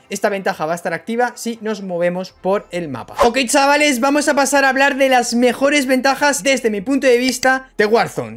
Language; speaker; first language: Spanish; native; Spanish